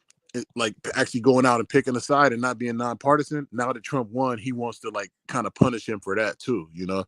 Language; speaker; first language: English; native; English